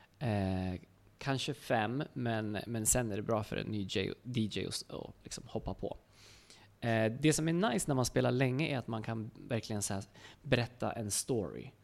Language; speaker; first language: Swedish; early bilingual, other home language; Kurdish